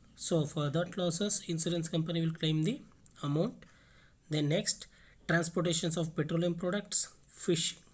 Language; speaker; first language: English; non-native, local second language; Kannada